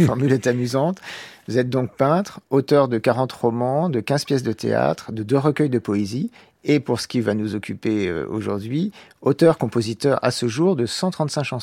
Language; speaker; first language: French; native; French